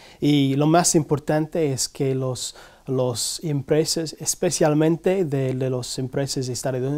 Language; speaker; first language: Spanish; non-native, learner; English